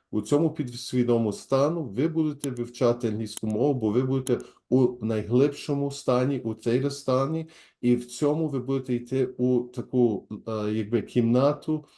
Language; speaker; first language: Ukrainian; early bilingual, heritage; Ukrainian